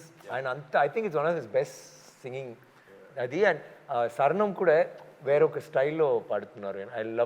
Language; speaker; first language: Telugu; non-native, local second language; Tamil